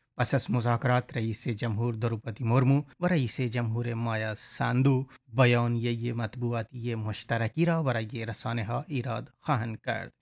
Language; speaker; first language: Persian; non-native, fluent; Urdu